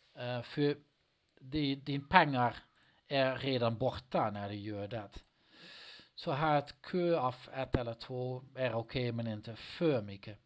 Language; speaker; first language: Swedish; non-native, learner; Dutch